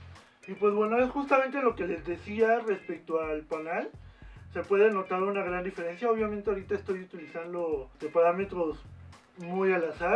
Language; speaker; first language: Spanish; native; Spanish